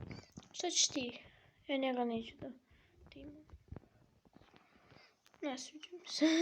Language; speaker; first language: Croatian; early bilingual, heritage; Croatian